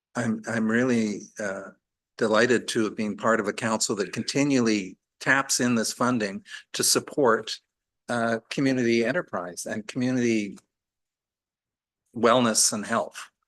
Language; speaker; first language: English; native; English